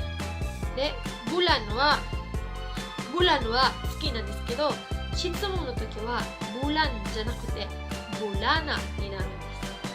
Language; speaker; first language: Japanese; non-native, fluent; Cebuano